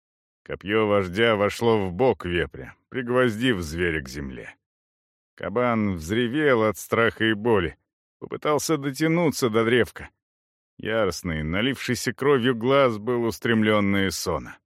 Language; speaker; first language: Russian; native; Russian